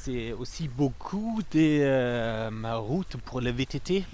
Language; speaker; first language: French; non-native, fluent; German